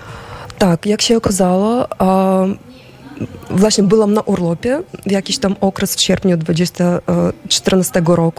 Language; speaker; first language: Polish; non-native, fluent; Ukrainian